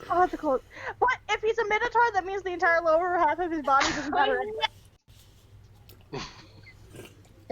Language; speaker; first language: English; native; English